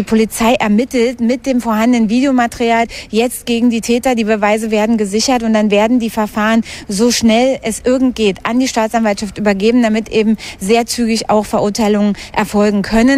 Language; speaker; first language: German; native; German